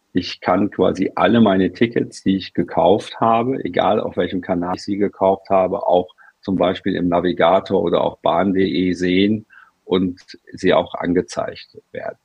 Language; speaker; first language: German; native; German